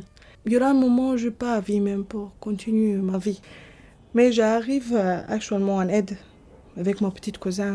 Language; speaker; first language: French; non-native, learner; Arabic